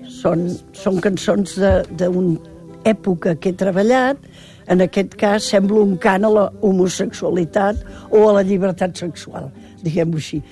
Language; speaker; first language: Catalan; native; Catalan